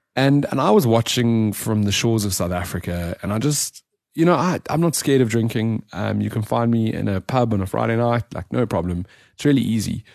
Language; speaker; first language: English; native; English